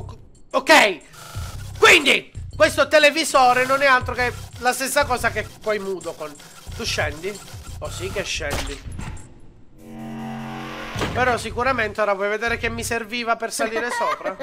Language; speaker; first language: Italian; native; Italian